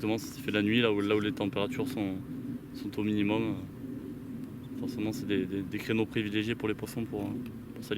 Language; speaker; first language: French; native; French